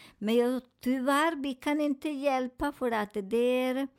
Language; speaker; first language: Swedish; non-native, learner; Spanish